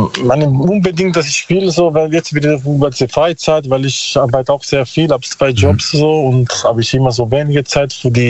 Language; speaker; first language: German; non-native, learner; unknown